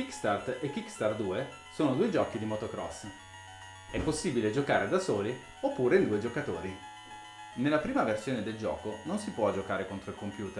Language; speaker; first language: Italian; native; Italian